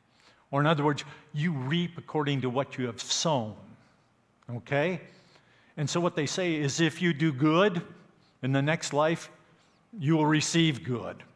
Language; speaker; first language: English; native; English